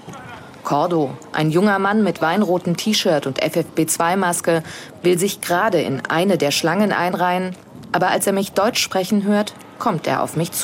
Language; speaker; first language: German; native; German